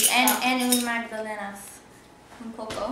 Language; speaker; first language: Spanish; non-native, learner; English